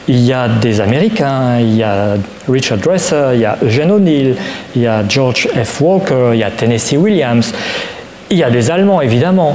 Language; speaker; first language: French; native; French